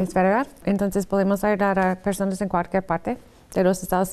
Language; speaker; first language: Spanish; non-native, fluent; English